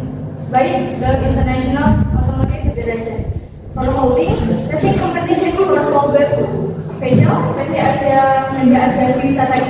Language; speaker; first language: English; non-native, learner; Indonesian